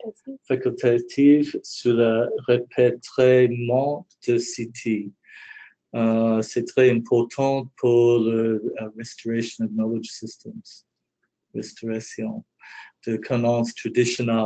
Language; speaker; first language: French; non-native, learner; English